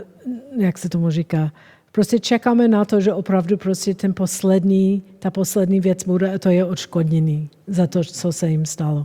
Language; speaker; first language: Czech; non-native, fluent; German